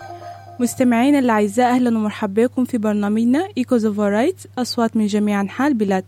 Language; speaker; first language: Arabic; native; Arabic